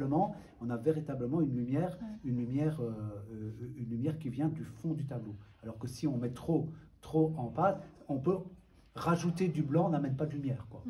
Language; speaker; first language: French; native; French